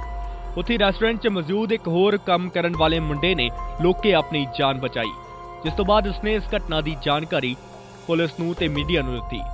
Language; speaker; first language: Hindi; non-native, local second language; Punjabi